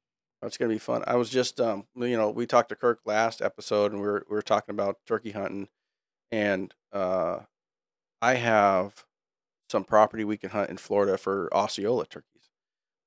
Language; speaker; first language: English; native; English